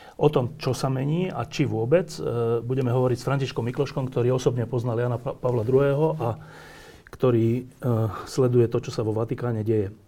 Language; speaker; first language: Slovak; native; Slovak